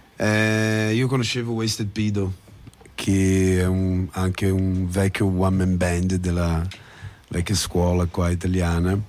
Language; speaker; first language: Italian; non-native, fluent; Portuguese